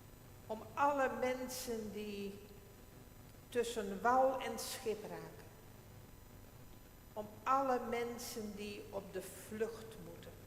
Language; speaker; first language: Dutch; non-native, local second language; Western Frisian